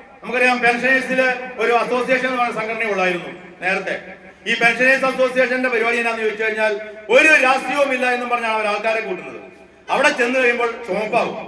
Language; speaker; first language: Malayalam; native; Malayalam